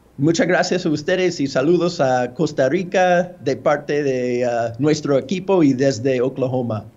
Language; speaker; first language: Spanish; non-native, fluent; English